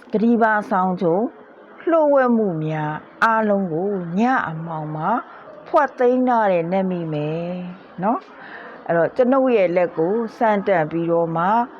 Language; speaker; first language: Burmese; native; Burmese